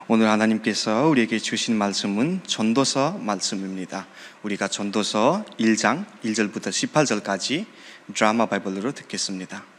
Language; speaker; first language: Korean; non-native, fluent; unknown